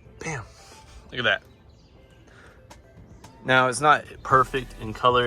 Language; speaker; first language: English; native; English